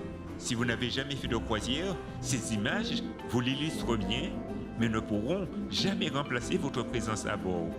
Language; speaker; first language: French; native; French